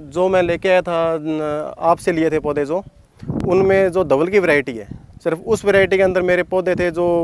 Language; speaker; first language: Hindi; native; Hindi